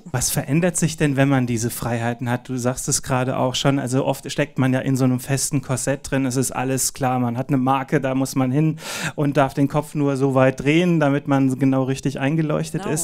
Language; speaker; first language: German; native; German